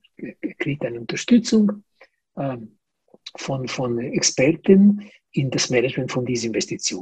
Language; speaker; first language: German; non-native, fluent; Italian